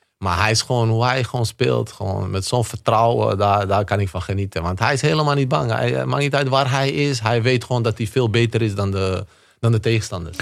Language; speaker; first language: Dutch; early bilingual, other home language; Bosnian